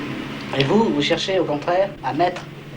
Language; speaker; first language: French; native; French